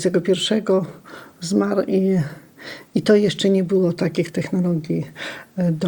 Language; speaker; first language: Polish; non-native, local second language; Lithuanian